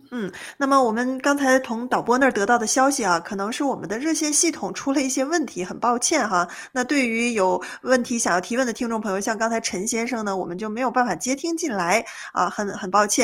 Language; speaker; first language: Chinese; native; Chinese